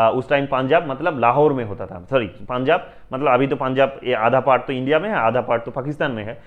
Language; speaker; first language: Hindi; non-native, local second language; Bangla